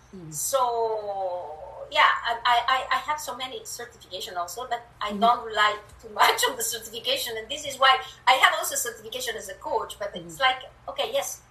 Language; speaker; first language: English; non-native, fluent; Italian